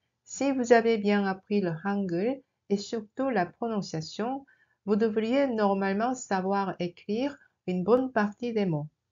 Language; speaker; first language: French; non-native, fluent; Korean